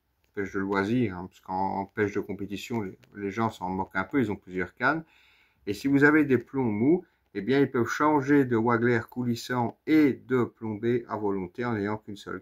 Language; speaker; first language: French; native; French